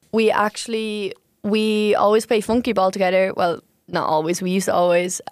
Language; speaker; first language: English; native; English